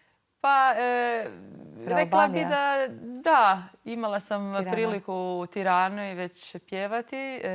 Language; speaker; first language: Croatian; non-native, local second language; Albanian